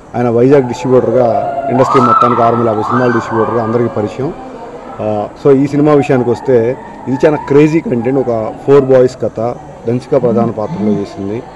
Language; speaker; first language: Telugu; native; Telugu